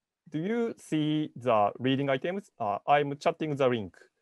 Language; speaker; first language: English; non-native, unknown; Japanese